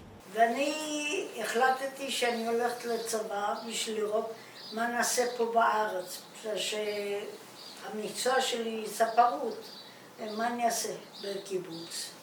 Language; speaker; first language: Hebrew; non-native, fluent; German